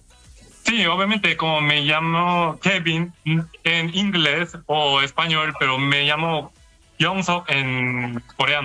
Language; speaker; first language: Spanish; non-native, fluent; Korean